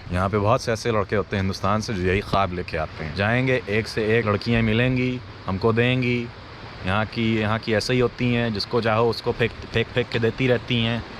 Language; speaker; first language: Hindi; native; Hindi